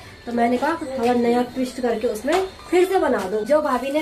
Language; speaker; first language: Hindi; native; Hindi